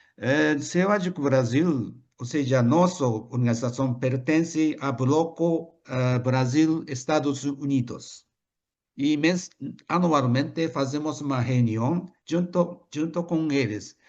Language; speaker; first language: Portuguese; non-native, fluent; Japanese